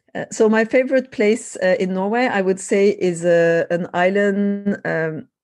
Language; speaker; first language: English; non-native, fluent; French